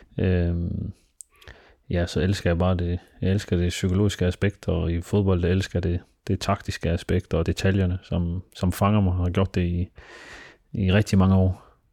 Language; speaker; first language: Danish; early bilingual, other home language; Somali